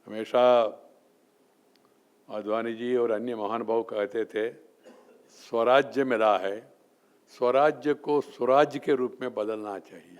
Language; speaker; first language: Hindi; non-native, local second language; Telugu